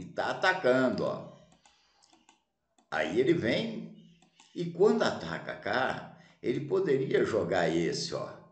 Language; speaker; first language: Portuguese; native; Portuguese